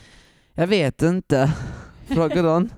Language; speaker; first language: Swedish; early bilingual, other home language; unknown